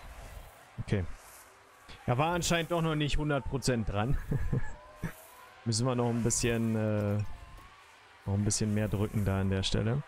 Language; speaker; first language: German; native; German